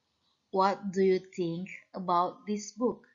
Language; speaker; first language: English; non-native, fluent; Indonesian